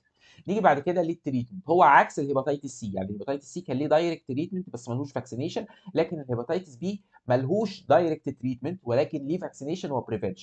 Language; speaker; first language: Arabic; native; Arabic